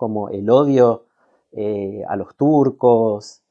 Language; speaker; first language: Spanish; native; Spanish